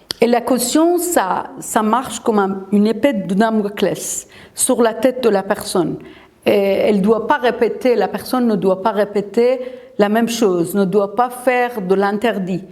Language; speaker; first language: French; non-native, fluent; Persian